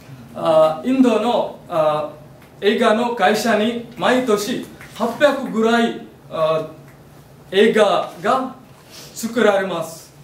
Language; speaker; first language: Japanese; non-native, learner; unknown